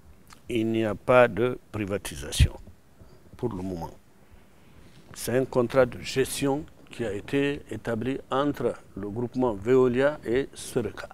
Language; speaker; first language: French; non-native, local second language; Susu